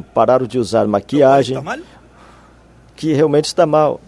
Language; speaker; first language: Portuguese; native; Portuguese